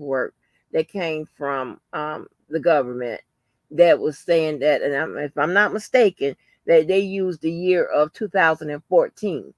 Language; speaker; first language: English; native; English